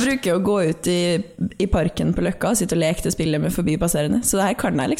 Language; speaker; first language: Norwegian; native; Norwegian